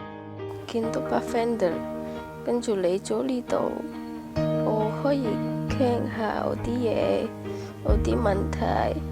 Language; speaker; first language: Cantonese; non-native, fluent; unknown